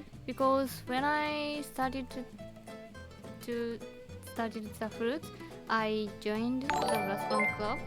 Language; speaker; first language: English; non-native, learner; Japanese